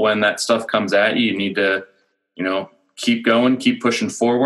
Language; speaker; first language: English; native; English